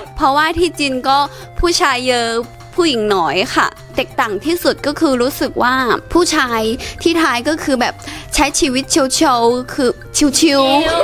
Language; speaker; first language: Thai; non-native, fluent; Chinese